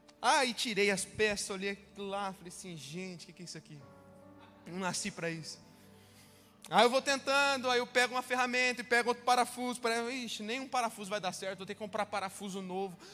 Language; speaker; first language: Portuguese; native; Portuguese